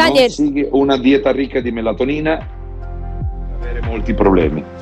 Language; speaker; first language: Italian; non-native, learner; Spanish